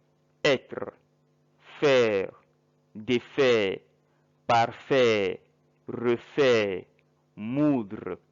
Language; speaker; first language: French; non-native, fluent; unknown